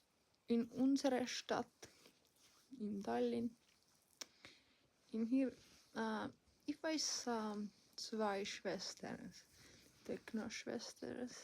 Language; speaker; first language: German; non-native, learner; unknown